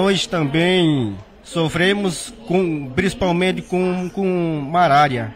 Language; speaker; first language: Portuguese; non-native, local second language; Yanomámi